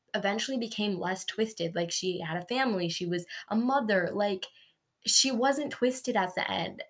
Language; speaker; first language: English; native; English